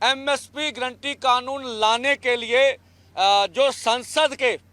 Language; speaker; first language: Hindi; non-native, local second language; Punjabi